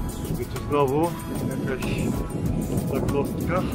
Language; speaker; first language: Polish; native; Polish